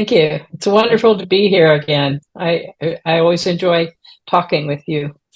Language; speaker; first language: English; native; English